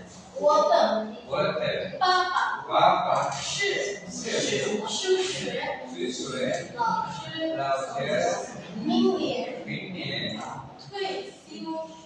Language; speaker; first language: Chinese; non-native, fluent; Indonesian